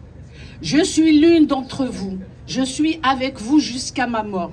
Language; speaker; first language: French; non-native, local second language; Kabyle